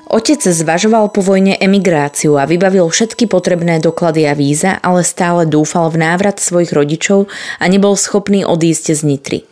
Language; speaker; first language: Slovak; native; Slovak